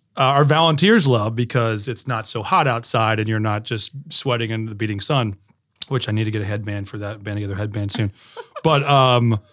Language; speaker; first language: English; native; English